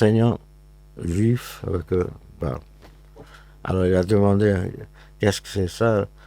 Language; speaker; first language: French; non-native, fluent; Hungarian